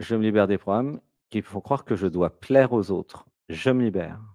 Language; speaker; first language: French; native; French